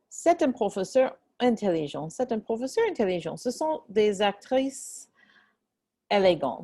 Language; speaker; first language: French; non-native, fluent; English